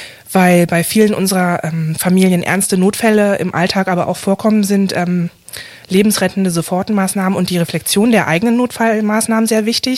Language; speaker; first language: German; native; German